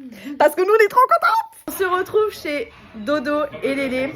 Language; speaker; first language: French; native; French